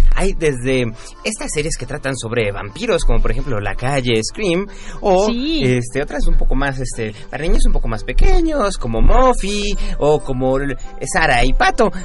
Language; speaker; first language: Spanish; native; Spanish